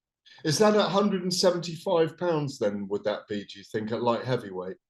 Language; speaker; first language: English; native; English